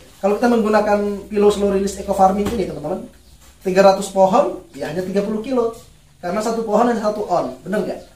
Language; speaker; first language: Indonesian; native; Indonesian